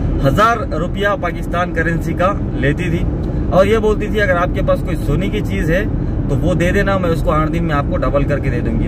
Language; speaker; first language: Hindi; native; Hindi